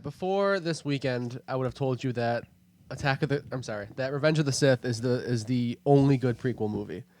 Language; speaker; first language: English; native; English